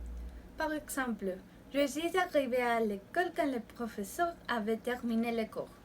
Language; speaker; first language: French; non-native, learner; Spanish